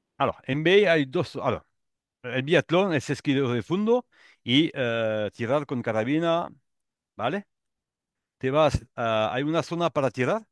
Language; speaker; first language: Spanish; non-native, learner; French